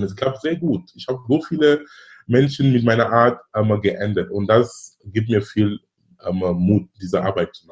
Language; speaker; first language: German; non-native, fluent; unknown